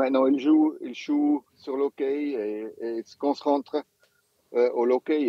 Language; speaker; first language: French; non-native, local second language; German